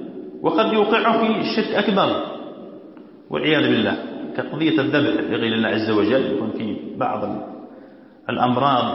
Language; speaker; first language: Arabic; native; Arabic